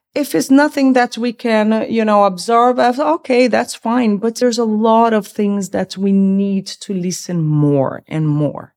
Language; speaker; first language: English; non-native, fluent; Portuguese